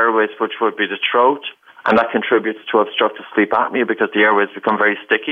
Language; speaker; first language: English; native; English